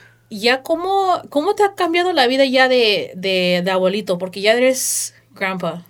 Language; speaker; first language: Spanish; early bilingual, heritage; Spanish